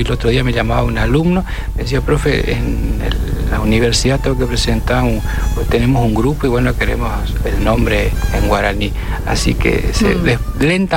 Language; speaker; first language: Spanish; native; Spanish